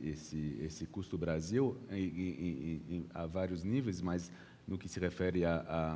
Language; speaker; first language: Portuguese; early bilingual, heritage; Portuguese